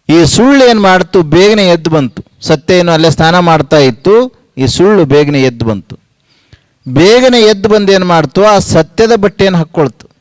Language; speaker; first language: Kannada; native; Kannada